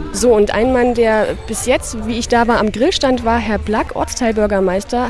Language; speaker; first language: German; native; German